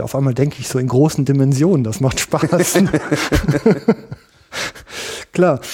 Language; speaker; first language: German; native; German